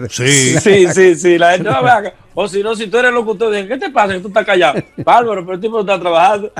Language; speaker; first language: Spanish; native; Spanish